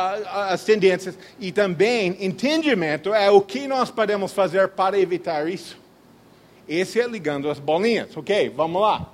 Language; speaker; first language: Portuguese; non-native, fluent; English